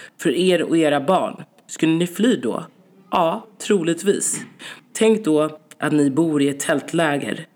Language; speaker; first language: Swedish; native; Swedish